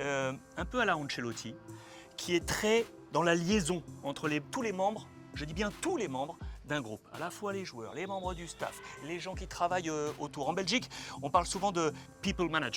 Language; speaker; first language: French; native; French